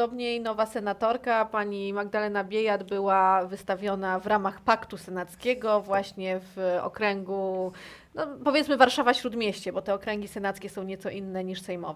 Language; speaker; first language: Polish; native; Polish